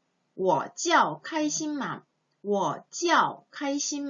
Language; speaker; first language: Chinese; non-native, fluent; Korean